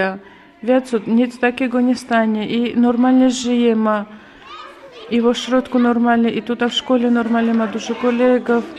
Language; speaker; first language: Polish; non-native, learner; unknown